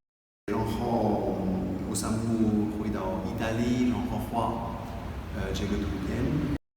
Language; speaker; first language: Chinese; non-native, fluent; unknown